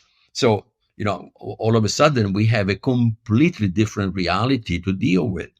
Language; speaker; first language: English; non-native, fluent; Italian